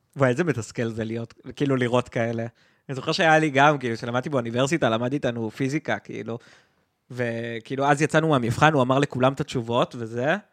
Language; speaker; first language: Hebrew; native; Hebrew